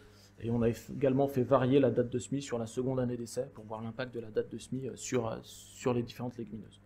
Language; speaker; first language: French; native; French